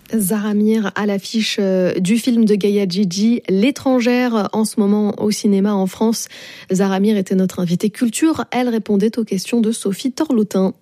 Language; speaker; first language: French; native; French